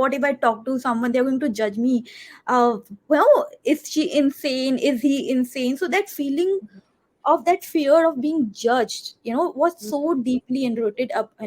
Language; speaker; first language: English; non-native, local second language; Hindi